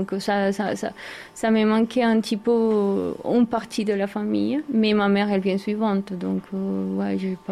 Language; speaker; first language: French; non-native, fluent; Spanish